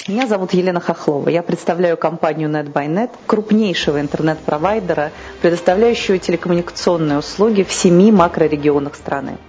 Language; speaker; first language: Russian; native; Russian